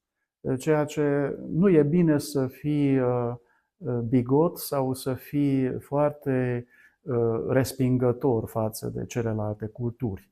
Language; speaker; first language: Romanian; non-native, local second language; Hungarian